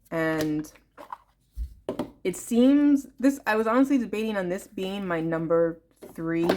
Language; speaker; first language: English; native; English